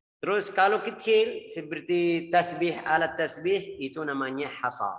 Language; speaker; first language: Indonesian; non-native, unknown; Arabic